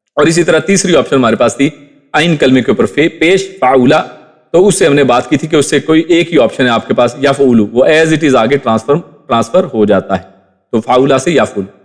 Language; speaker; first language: Urdu; native; Urdu